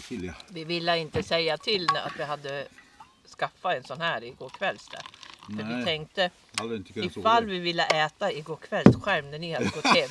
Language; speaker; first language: Swedish; native; Swedish